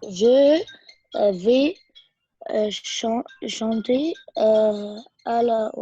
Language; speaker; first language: French; non-native, learner; Arabic